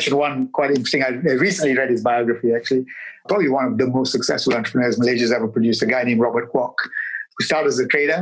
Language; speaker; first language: English; non-native, local second language; Tamil